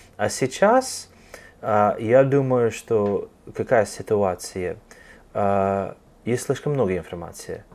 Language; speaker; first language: Russian; non-native, fluent; English